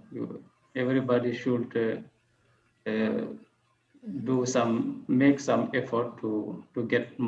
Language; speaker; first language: English; non-native, learner; French